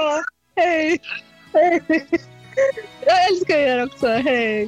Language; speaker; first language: Swedish; non-native, fluent; Baluchi